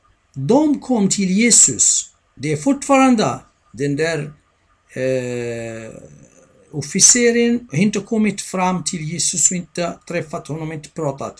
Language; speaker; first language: Swedish; non-native, fluent; Arabic